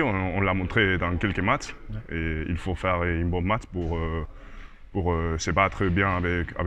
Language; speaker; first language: French; non-native, learner; Spanish